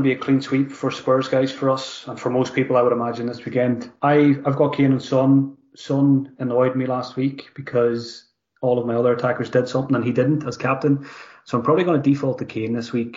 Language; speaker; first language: English; native; English